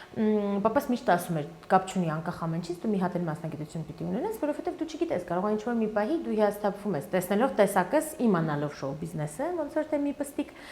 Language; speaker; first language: Armenian; early bilingual, heritage; Armenian